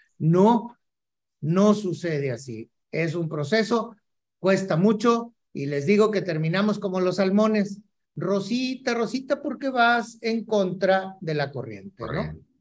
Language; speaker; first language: Spanish; native; Spanish